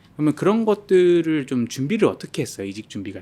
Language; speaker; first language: Korean; native; Korean